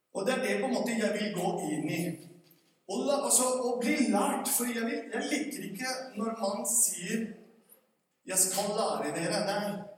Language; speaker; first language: Norwegian; non-native, fluent; Spanish